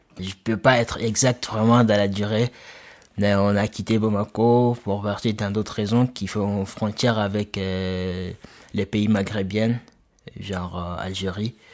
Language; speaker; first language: French; non-native, local second language; Soninke